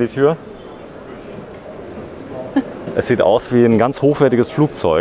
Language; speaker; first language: German; native; German